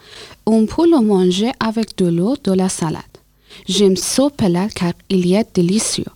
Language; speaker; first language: French; non-native, learner; Persian